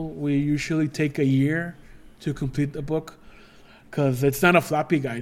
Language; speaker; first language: English; early bilingual, other home language; Spanish